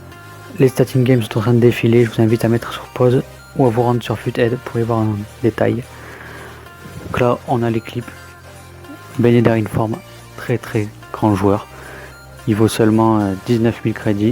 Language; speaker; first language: French; native; French